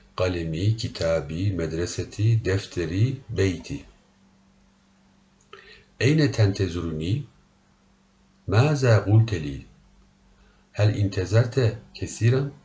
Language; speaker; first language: Arabic; non-native, learner; Turkish